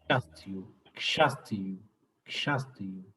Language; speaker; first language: Russian; non-native, learner; Portuguese